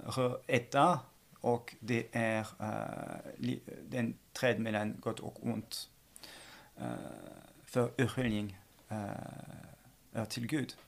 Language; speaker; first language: Swedish; non-native, fluent; French